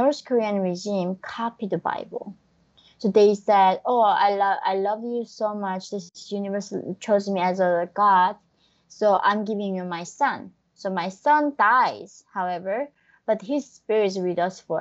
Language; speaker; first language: English; non-native, fluent; Korean